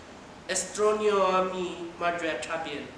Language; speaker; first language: Spanish; non-native, learner; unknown